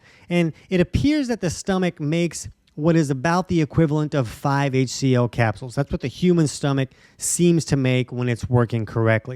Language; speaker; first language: English; native; English